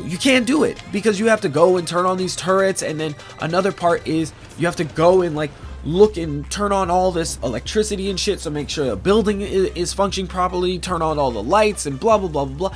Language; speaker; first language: English; native; English